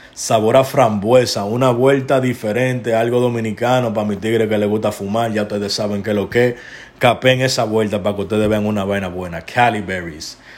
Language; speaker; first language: Spanish; early bilingual, heritage; Spanish